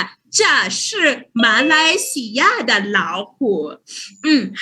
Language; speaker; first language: Chinese; non-native, fluent; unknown